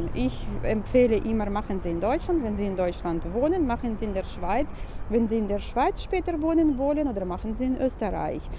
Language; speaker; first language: German; non-native, fluent; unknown